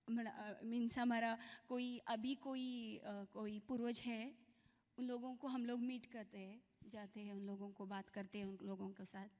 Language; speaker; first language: Hindi; non-native, local second language; Kannada